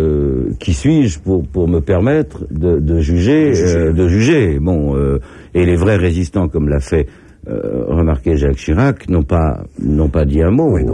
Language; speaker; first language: French; native; French